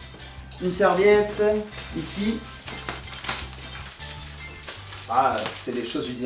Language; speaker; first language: French; non-native, learner; Spanish